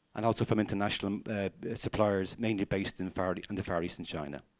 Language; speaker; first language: English; native; English